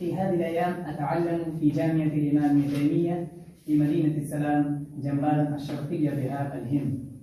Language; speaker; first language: Arabic; non-native, learner; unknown